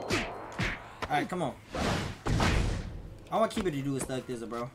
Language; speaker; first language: English; native; English